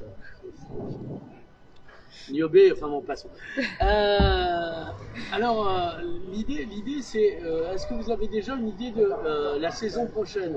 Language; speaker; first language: French; native; French